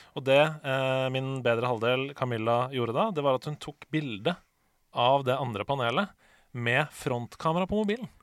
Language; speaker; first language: Norwegian; native; Norwegian